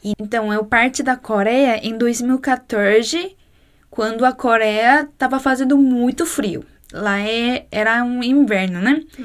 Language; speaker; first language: Portuguese; non-native, fluent; Korean